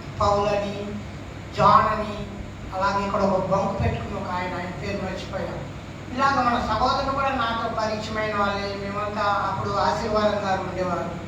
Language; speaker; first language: Telugu; non-native, local second language; Tamil